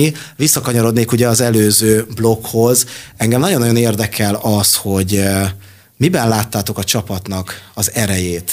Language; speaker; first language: Hungarian; native; Hungarian